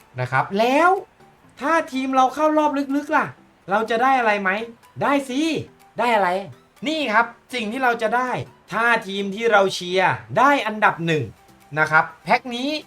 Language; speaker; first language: Thai; native; Thai